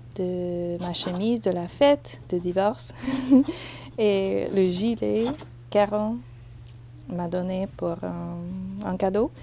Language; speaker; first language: French; non-native, learner; English